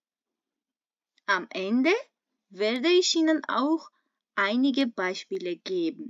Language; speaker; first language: German; non-native, fluent; Armenian